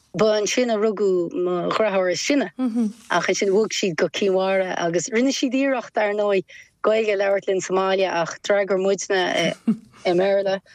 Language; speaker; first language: Irish; non-native, local second language; English